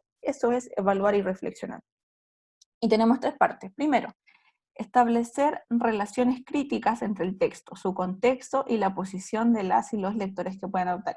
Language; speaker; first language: Spanish; native; Spanish